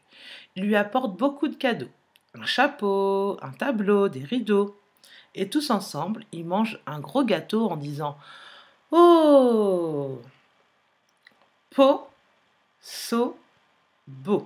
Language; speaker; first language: French; native; French